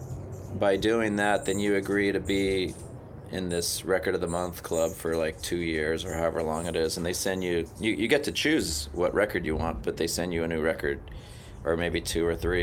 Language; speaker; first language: English; native; English